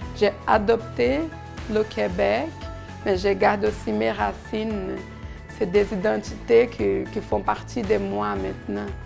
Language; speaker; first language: French; non-native, fluent; Portuguese